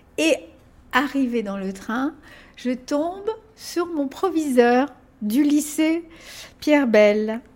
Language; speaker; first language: French; early bilingual, other home language; Spanish